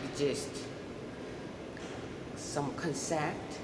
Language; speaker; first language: English; non-native, learner; Korean